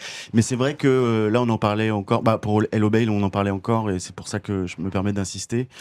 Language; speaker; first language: French; native; French